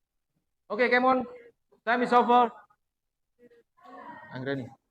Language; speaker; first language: English; non-native, learner; Javanese